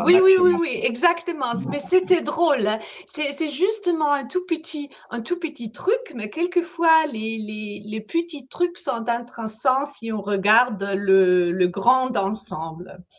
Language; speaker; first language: French; non-native, fluent; German